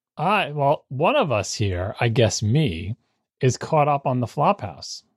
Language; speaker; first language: English; native; English